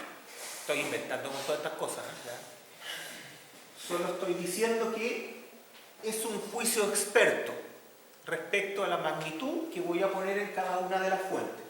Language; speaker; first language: Spanish; native; Spanish